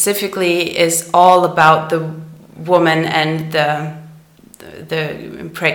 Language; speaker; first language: English; non-native, fluent; Danish